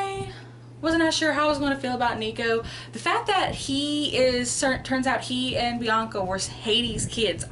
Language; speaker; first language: English; native; English